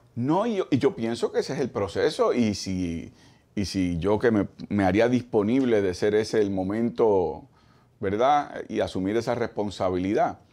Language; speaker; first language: Spanish; native; Spanish